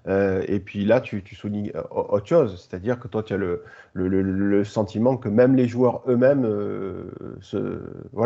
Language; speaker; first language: French; native; French